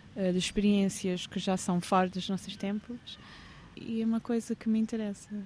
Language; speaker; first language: Portuguese; early bilingual, heritage; English